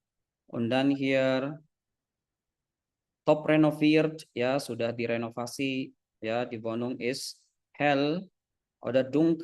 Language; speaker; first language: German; non-native, fluent; Indonesian